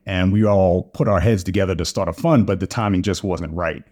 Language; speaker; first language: English; native; English